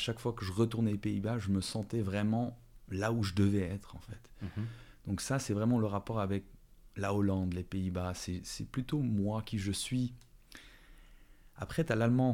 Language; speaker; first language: French; early bilingual, other home language; Dutch